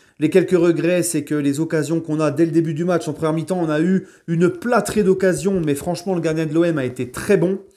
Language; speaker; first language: French; native; French